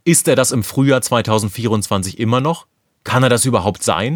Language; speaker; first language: German; native; German